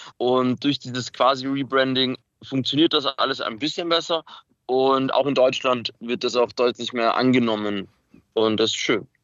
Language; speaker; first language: German; early bilingual, other home language; Macedonian